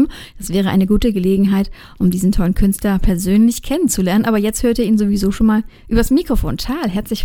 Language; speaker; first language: German; native; German